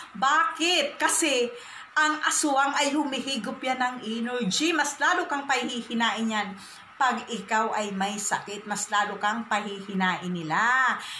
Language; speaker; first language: Filipino; non-native, local second language; Masbatenyo